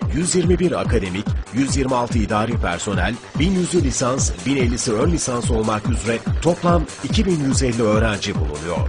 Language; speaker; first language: Turkish; native; Turkish